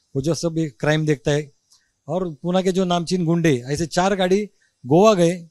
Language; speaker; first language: Hindi; non-native, local second language; Marathi